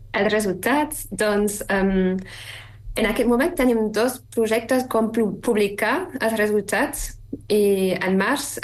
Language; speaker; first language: Catalan; non-native, fluent; German